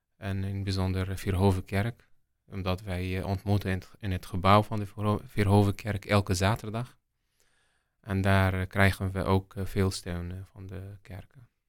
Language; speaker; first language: Dutch; non-native, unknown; Arabic